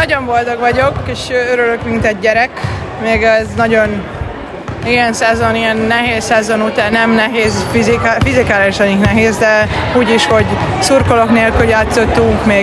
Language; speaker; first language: Hungarian; non-native, learner; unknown